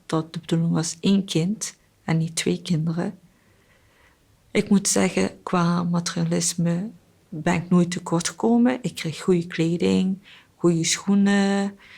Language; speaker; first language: Dutch; early bilingual, other home language; Korean